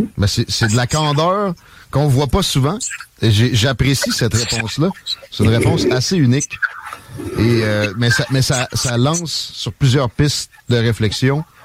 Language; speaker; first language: French; native; French